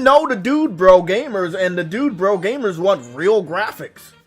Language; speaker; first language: English; native; English